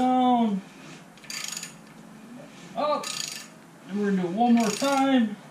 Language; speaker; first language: English; native; English